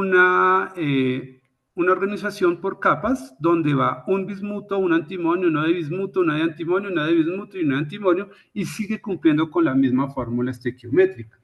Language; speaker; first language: Spanish; native; Spanish